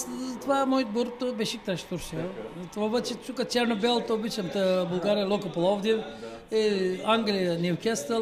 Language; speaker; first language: Bulgarian; non-native, learner; Turkish